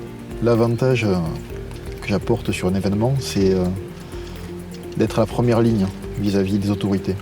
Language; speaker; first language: French; native; French